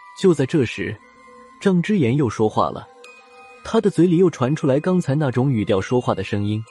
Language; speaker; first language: Chinese; native; Chinese